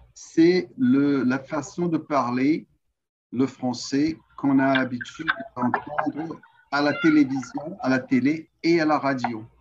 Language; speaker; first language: French; non-native, fluent; Portuguese